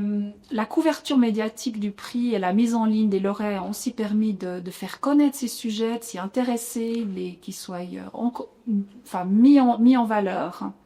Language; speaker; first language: French; native; French